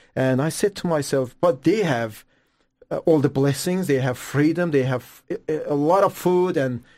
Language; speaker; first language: English; non-native, fluent; Persian